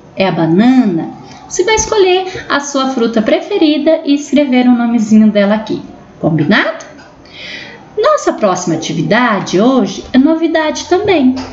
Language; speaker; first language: Portuguese; native; Portuguese